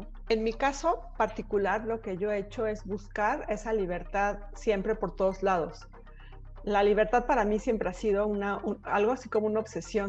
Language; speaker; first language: Spanish; native; Spanish